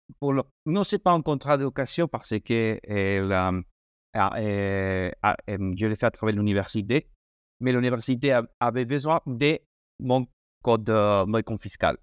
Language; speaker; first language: French; non-native, learner; Spanish